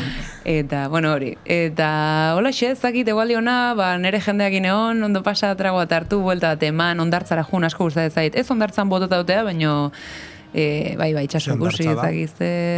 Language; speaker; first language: Basque; native; Basque